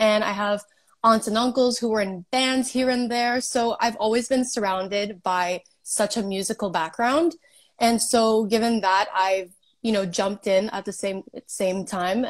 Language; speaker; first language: English; native; English